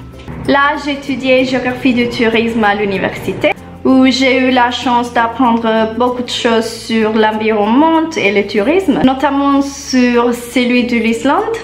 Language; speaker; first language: French; non-native, learner; Italian